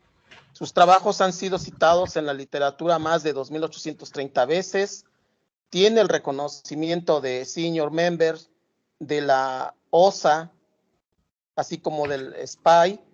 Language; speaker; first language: Spanish; native; Spanish